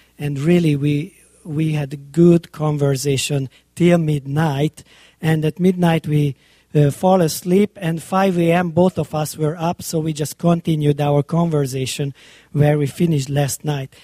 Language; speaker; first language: English; non-native, fluent; Hungarian